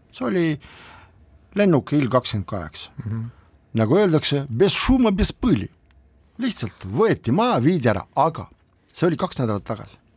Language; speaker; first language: Estonian; non-native, local second language; Russian